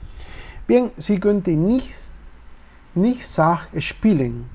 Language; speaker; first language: German; non-native, learner; Spanish